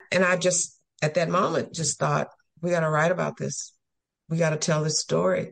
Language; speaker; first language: English; native; English